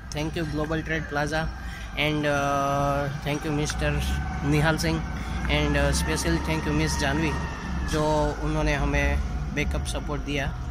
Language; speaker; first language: Hindi; non-native, local second language; Gujarati